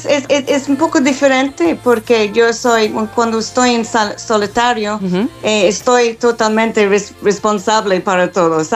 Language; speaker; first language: Spanish; non-native, fluent; English